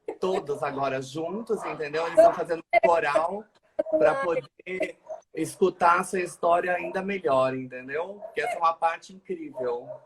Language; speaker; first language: Portuguese; native; Portuguese